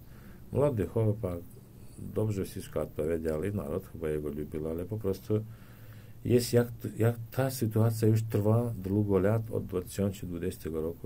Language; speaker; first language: Polish; non-native, learner; Turkmen